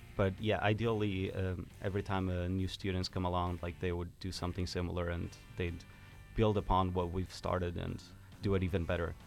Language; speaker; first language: English; non-native, fluent; Portuguese